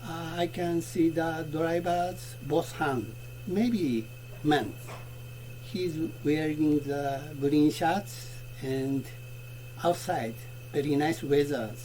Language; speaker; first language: English; non-native, learner; Japanese